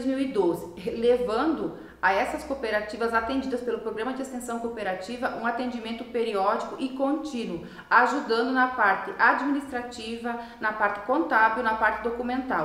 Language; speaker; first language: Portuguese; native; Portuguese